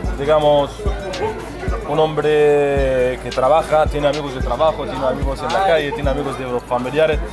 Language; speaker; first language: Spanish; non-native, fluent; Arabic